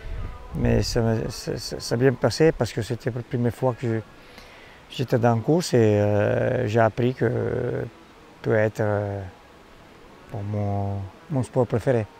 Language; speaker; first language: French; non-native, fluent; Italian